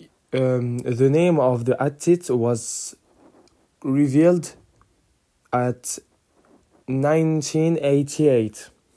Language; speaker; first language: English; non-native, learner; French